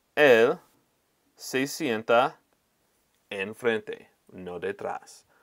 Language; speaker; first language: Spanish; non-native, fluent; English